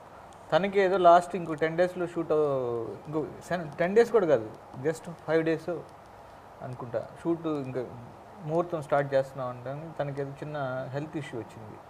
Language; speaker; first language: Telugu; native; Telugu